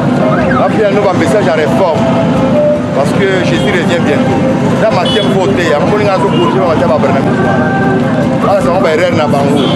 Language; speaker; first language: French; non-native, local second language; Lingala